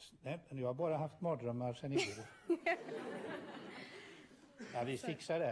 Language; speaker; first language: Swedish; native; Swedish